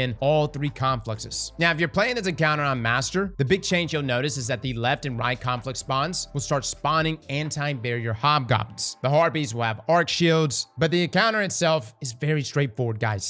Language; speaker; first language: English; native; English